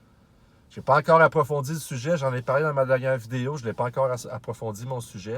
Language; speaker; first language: French; native; French